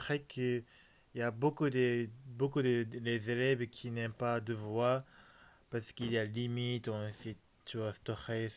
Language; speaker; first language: French; non-native, learner; Japanese